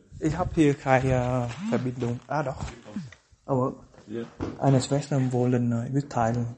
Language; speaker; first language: German; non-native, local second language; Vietnamese